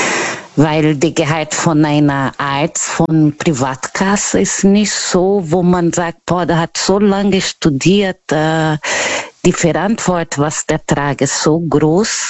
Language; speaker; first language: German; non-native, learner; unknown